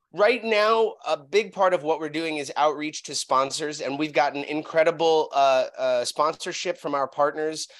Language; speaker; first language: English; native; English